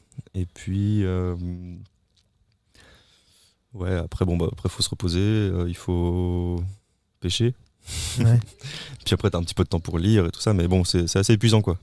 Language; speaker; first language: French; native; French